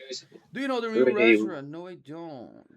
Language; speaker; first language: English; non-native, fluent; Portuguese